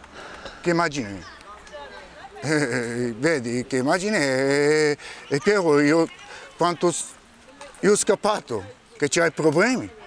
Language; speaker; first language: Italian; non-native, learner; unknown